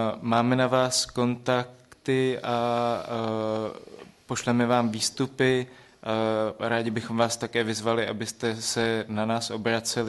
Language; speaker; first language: Czech; native; Czech